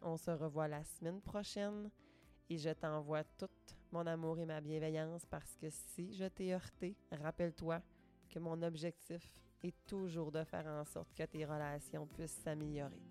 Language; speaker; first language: French; native; French